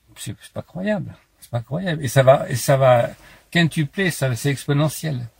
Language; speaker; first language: French; native; French